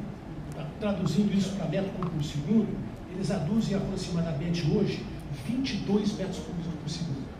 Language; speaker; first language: Portuguese; native; Portuguese